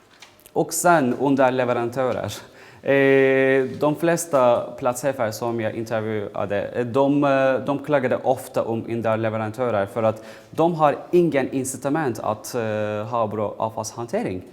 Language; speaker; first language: Swedish; non-native, fluent; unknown